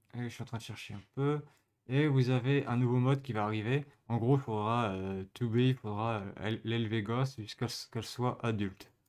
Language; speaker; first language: French; native; French